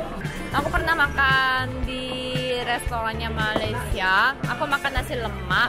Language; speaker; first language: Indonesian; non-native, fluent; Korean